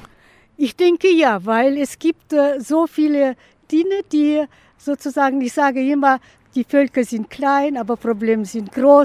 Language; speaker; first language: German; non-native, fluent; Russian